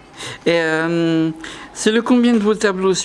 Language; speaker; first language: French; native; French